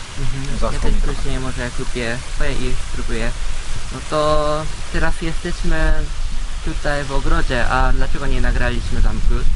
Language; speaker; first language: Polish; non-native, fluent; Japanese